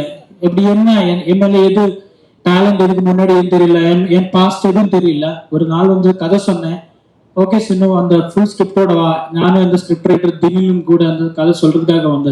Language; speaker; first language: Tamil; non-native, learner; Malayalam